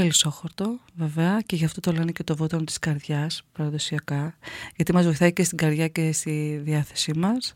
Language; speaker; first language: Greek; native; Greek